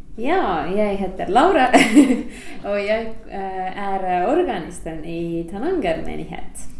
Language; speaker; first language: Norwegian; non-native, fluent; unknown